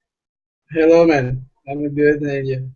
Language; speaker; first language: English; non-native, fluent; Portuguese